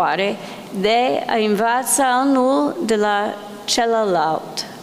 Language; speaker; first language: Romanian; non-native, learner; English